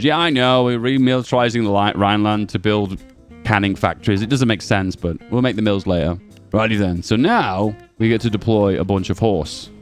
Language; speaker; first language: English; native; English